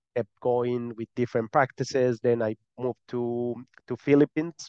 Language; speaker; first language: English; non-native, fluent; Spanish